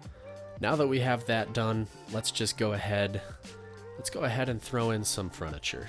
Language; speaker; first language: English; native; English